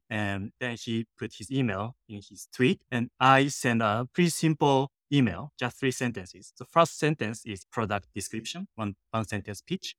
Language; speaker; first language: English; non-native, fluent; Japanese